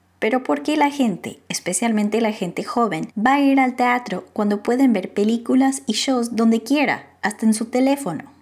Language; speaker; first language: Spanish; non-native, fluent; English